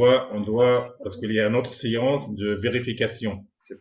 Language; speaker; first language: French; non-native, fluent; Arabic